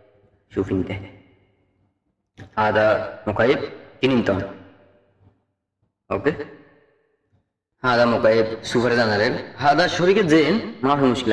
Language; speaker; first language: Arabic; non-native, learner; Bangla